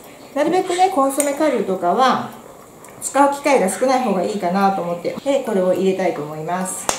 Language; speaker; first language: Japanese; native; Japanese